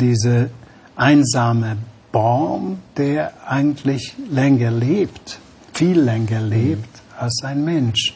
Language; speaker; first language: German; non-native, fluent; Hungarian